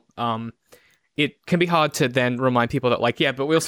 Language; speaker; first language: English; native; English